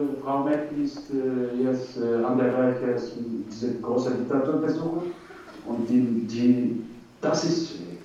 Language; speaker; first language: German; non-native, learner; Turkish